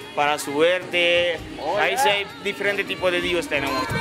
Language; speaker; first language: Spanish; non-native, learner; Gujarati